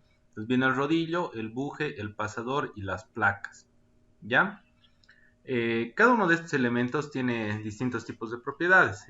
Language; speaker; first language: Spanish; native; Spanish